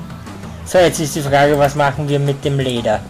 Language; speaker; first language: German; native; German